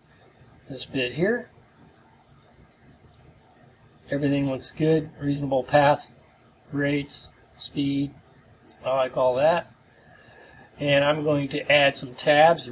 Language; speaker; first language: English; native; English